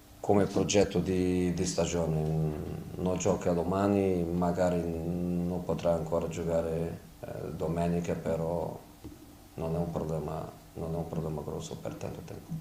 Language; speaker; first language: Italian; non-native, fluent; Portuguese